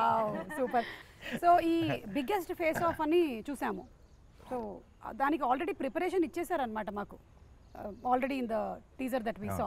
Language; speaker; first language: Telugu; native; Telugu